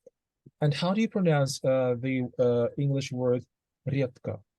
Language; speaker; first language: English; non-native, fluent; Russian